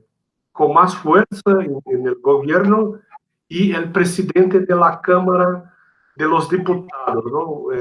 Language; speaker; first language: Spanish; non-native, fluent; Portuguese